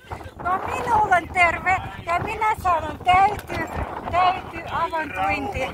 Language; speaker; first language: Finnish; non-native, learner; Russian